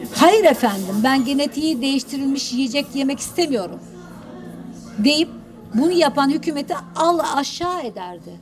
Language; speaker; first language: Turkish; native; Turkish